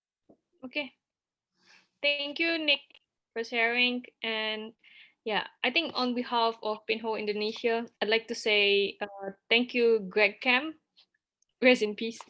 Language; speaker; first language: English; non-native, fluent; Indonesian